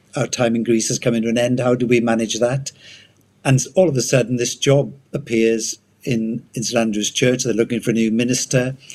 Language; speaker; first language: English; native; English